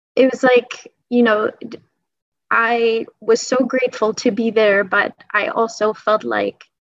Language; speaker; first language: English; early bilingual, other home language; Persian